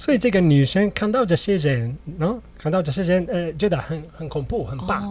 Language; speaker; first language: Chinese; non-native, learner; Italian